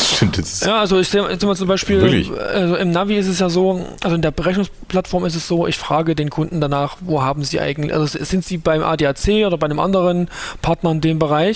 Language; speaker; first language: German; native; German